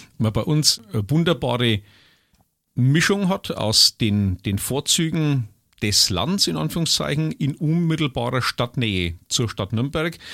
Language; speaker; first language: German; native; German